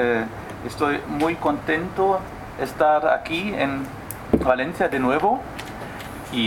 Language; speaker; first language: Spanish; non-native, fluent; German